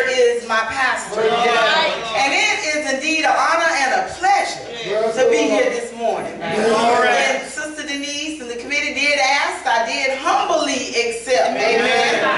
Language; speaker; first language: English; native; English